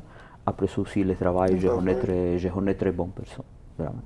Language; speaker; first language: French; non-native, learner; Italian